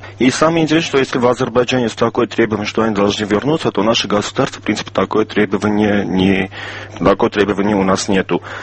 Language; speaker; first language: Russian; non-native, local second language; Armenian